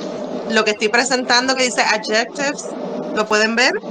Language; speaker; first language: Spanish; native; Spanish